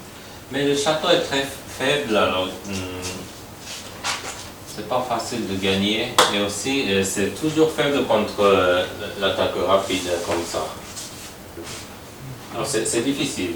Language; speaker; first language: French; non-native, fluent; Japanese